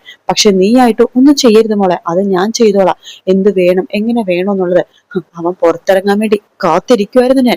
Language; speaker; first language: Malayalam; native; Malayalam